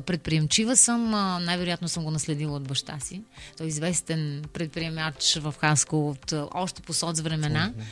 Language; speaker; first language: Bulgarian; native; Bulgarian